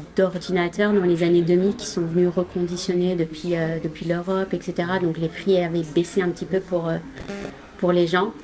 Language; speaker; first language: French; non-native, local second language; Arabic